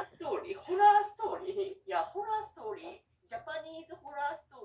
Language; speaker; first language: English; non-native, learner; Japanese